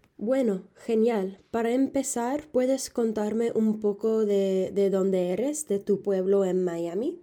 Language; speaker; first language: Spanish; non-native, fluent; English